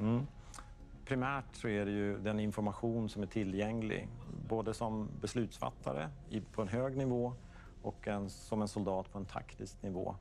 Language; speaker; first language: Swedish; native; Swedish